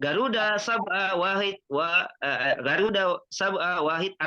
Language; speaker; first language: Arabic; non-native, fluent; Indonesian